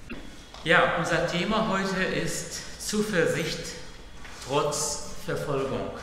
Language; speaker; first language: German; non-native, fluent; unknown